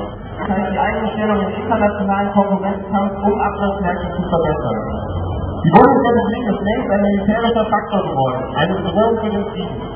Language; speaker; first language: German; native; German